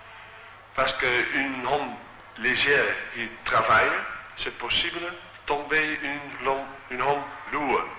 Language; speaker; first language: French; non-native, learner; Dutch